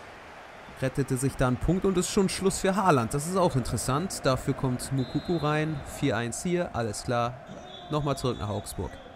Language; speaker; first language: German; native; German